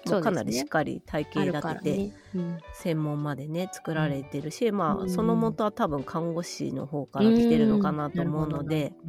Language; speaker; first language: Japanese; native; Japanese